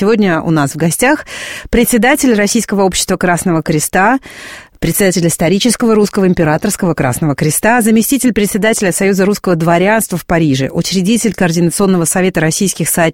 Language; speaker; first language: Russian; native; Russian